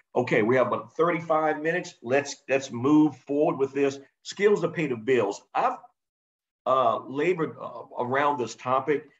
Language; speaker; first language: English; native; English